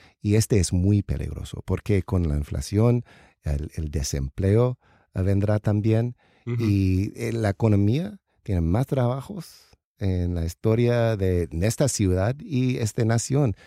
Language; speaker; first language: Spanish; non-native, learner; English